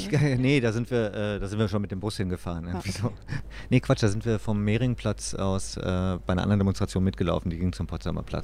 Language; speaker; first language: German; native; German